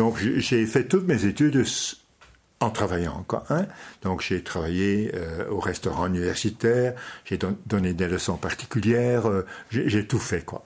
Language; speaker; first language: French; non-native, local second language; Dutch